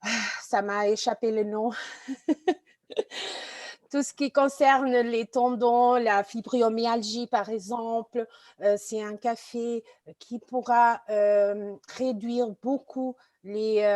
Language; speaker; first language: French; non-native, fluent; Portuguese